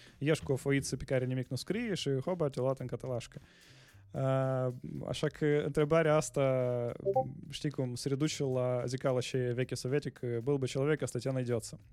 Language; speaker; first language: Romanian; non-native, local second language; Russian